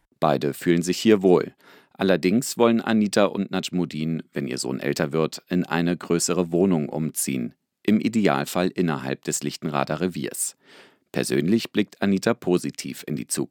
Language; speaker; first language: German; native; German